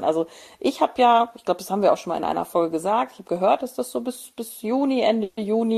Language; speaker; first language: German; native; German